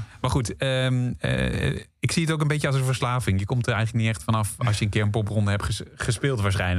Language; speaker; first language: Dutch; native; Dutch